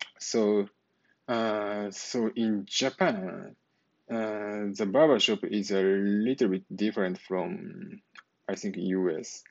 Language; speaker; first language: English; non-native, learner; Japanese